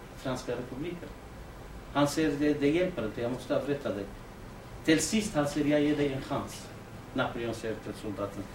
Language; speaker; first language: Swedish; non-native, fluent; Kurdish